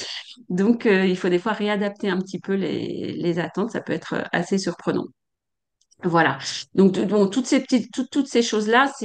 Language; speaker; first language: French; native; French